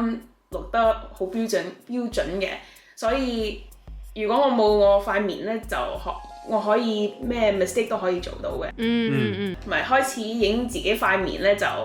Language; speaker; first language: Cantonese; early bilingual, heritage; Cantonese